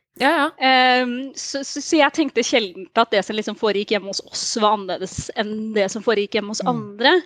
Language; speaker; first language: Norwegian; early bilingual, other home language; Somali